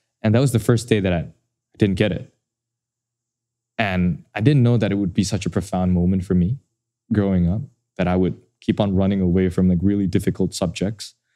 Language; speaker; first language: English; non-native, fluent; Indonesian